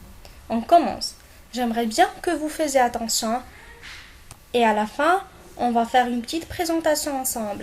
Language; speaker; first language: French; non-native, local second language; Arabic